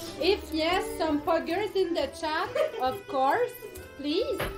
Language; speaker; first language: English; non-native, learner; French